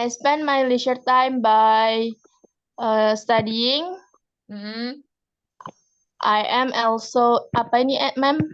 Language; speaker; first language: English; non-native, learner; Indonesian